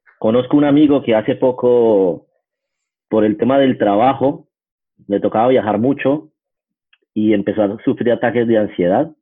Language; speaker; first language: Spanish; native; Spanish